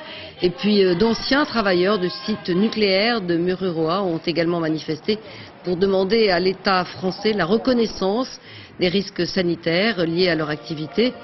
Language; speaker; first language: French; native; French